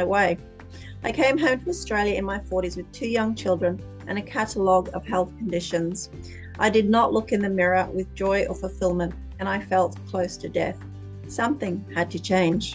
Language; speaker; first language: English; native; English